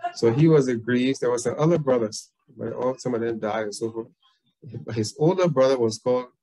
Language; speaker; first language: English; native; English